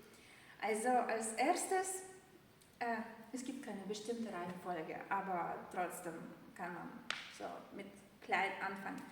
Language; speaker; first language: German; non-native, fluent; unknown